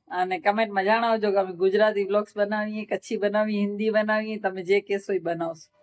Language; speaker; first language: Gujarati; non-native, local second language; Kachhi